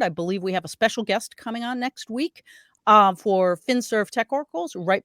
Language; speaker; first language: English; native; English